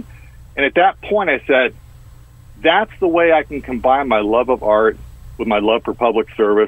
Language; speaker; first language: English; native; English